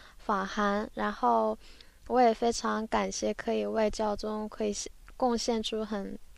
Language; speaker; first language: Chinese; early bilingual, other home language; Korean